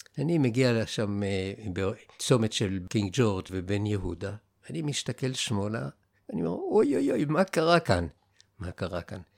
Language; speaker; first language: Hebrew; native; Hebrew